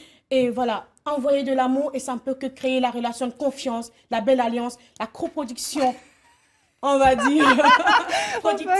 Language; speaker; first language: French; native; French